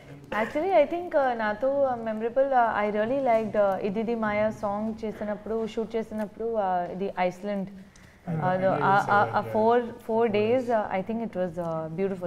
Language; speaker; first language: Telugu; non-native, learner; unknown